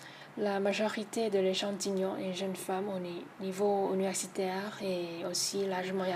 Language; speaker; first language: French; non-native, learner; Thai